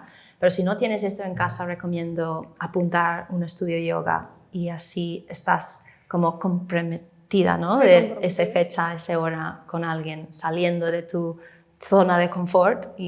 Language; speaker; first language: Spanish; non-native, fluent; English